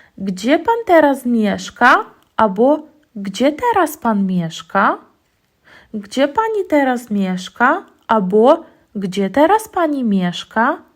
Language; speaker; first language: Polish; non-native, fluent; Ukrainian